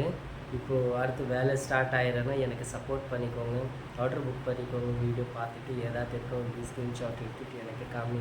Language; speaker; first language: Tamil; non-native, local second language; Urdu